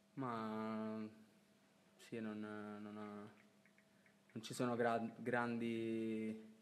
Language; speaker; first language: Italian; native; Italian